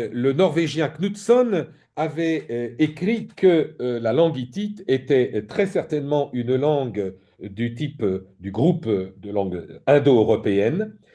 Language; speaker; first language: French; native; French